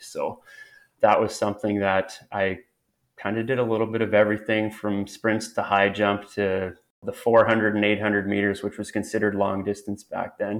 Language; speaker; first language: English; native; English